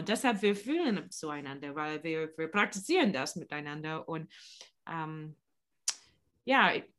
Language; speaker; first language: German; non-native, learner; English